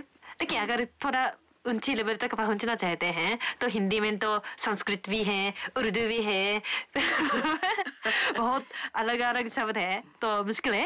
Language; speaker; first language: Hindi; non-native, fluent; Japanese